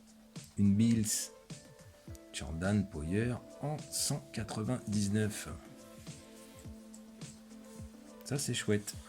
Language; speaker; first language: French; native; French